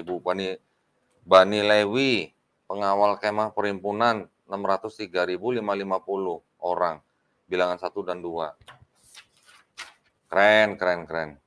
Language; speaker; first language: Indonesian; native; Indonesian